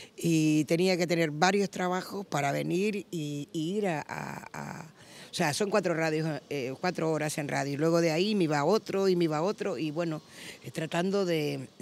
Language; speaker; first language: Spanish; native; Spanish